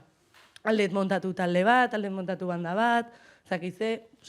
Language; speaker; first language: Basque; native; Basque